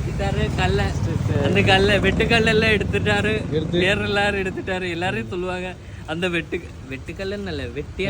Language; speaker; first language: Tamil; non-native, learner; Malayalam